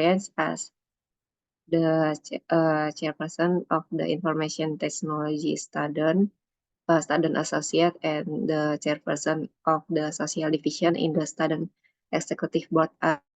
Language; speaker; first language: English; non-native, learner; Indonesian